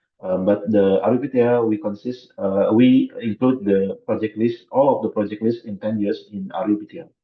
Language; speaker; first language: English; non-native, fluent; Indonesian